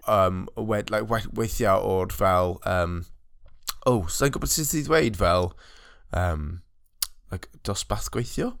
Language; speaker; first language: Welsh; non-native, local second language; English